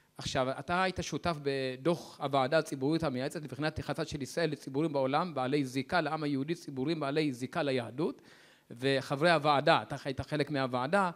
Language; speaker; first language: Hebrew; native; Hebrew